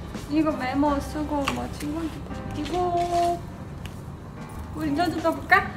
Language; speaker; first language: Korean; non-native, fluent; Romanian